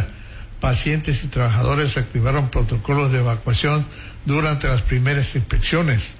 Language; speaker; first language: Spanish; native; Spanish